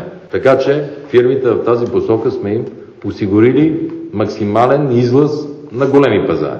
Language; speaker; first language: Bulgarian; native; Bulgarian